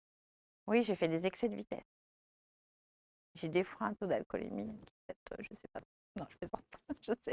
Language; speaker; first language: French; native; French